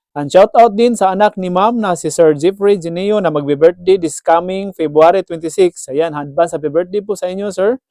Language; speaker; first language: Filipino; non-native, local second language; Cebuano